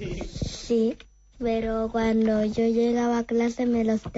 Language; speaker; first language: Catalan; non-native, learner; Spanish